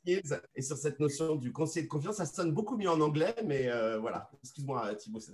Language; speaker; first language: French; native; French